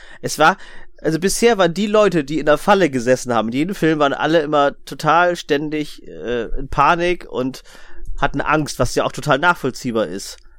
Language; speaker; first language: German; native; German